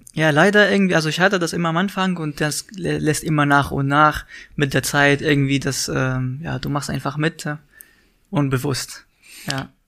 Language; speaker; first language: German; non-native, fluent; Arabic